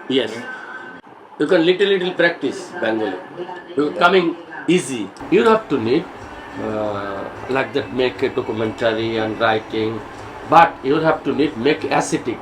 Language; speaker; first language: English; non-native, learner; Bangla